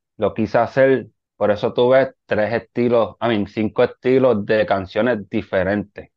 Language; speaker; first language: Spanish; native; Spanish